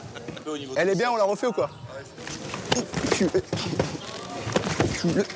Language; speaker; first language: French; native; French